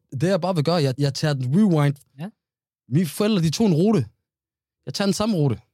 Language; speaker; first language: Danish; native; Danish